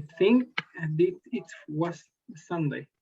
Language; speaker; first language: English; non-native, learner; Spanish